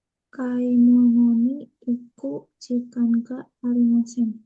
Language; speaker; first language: Japanese; non-native, learner; Indonesian